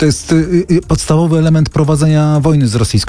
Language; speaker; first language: Polish; native; Polish